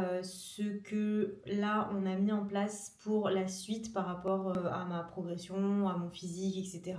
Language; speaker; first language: French; native; French